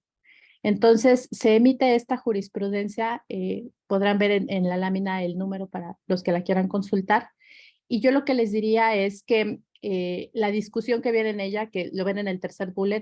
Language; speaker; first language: Spanish; native; Spanish